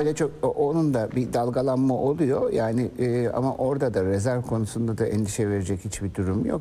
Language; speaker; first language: Turkish; native; Turkish